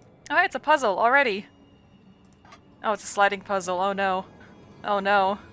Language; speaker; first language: English; native; English